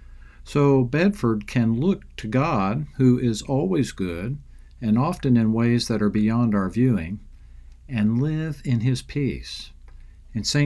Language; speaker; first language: English; native; English